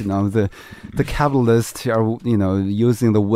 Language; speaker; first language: English; non-native, fluent; Chinese